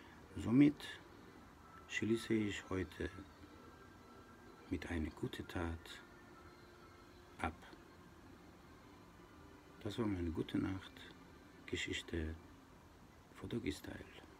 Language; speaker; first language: German; non-native, local second language; Persian